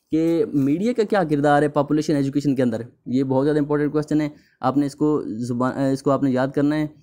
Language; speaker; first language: Urdu; native; Urdu